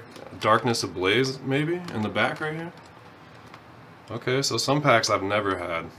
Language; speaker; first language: English; native; English